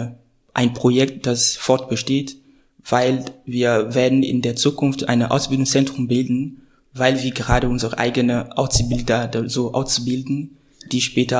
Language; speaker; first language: German; non-native, fluent; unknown